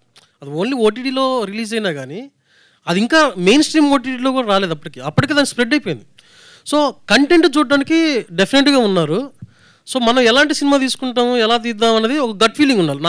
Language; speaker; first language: Telugu; native; Telugu